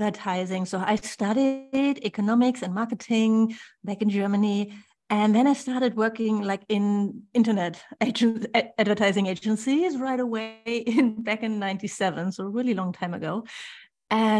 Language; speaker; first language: English; non-native, fluent; German